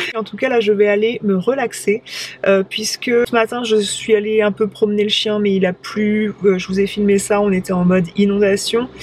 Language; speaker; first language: French; native; French